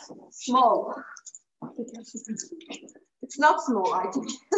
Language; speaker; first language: English; non-native, fluent; Turkish